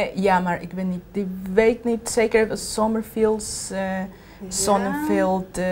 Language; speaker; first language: Dutch; non-native, learner; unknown